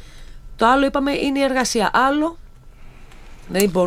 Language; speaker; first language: Greek; native; Greek